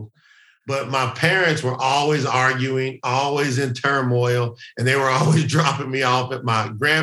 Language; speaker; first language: English; native; English